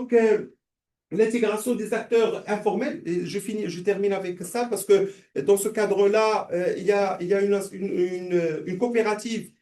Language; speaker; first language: French; non-native, local second language; Arabic